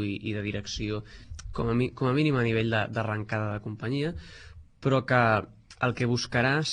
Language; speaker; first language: Catalan; native; Catalan